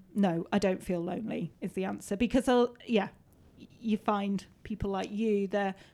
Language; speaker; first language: English; native; English